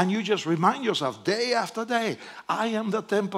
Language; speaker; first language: English; non-native, fluent; Spanish